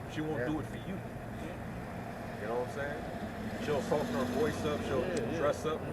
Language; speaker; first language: English; native; English